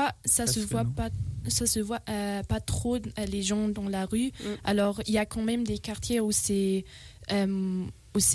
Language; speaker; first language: French; non-native, fluent; German